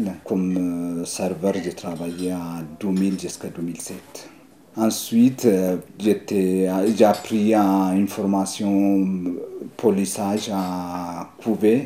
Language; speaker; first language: French; non-native, learner; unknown